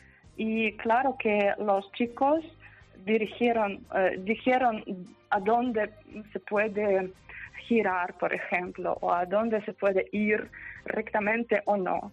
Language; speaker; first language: Spanish; non-native, fluent; Ukrainian